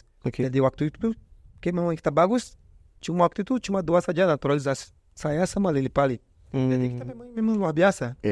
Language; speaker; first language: Indonesian; non-native, fluent; Portuguese